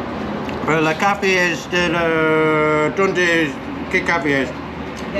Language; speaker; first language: Spanish; non-native, learner; English